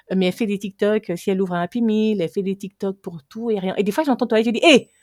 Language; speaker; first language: French; non-native, local second language; Fang